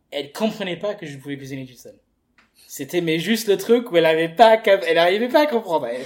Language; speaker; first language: French; early bilingual, heritage; French